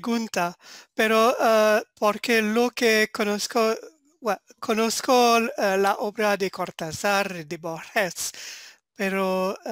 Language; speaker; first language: Spanish; non-native, fluent; French